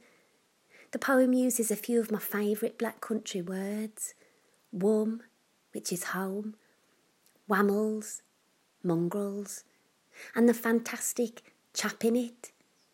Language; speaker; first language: English; native; English